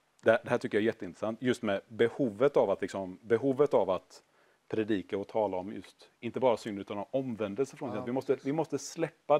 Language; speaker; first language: Swedish; native; Swedish